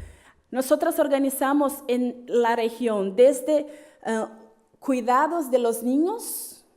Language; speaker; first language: Spanish; non-native, fluent; Portuguese